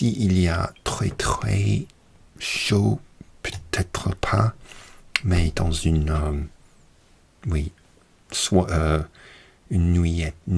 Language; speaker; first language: French; non-native, learner; English